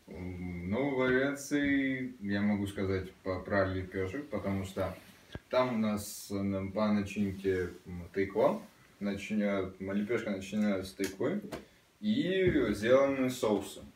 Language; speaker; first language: Russian; non-native, fluent; Georgian